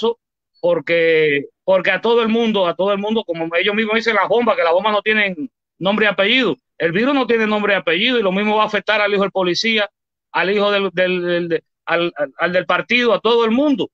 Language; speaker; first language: Spanish; native; Spanish